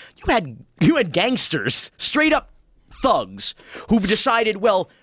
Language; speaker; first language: English; native; English